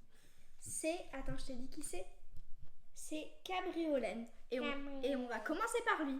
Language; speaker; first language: French; native; French